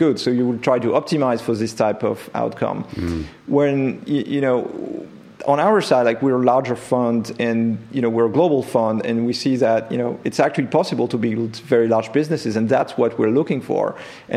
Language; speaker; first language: English; non-native, fluent; French